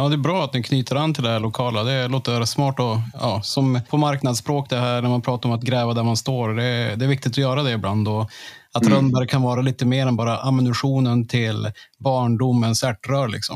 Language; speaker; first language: Swedish; native; Swedish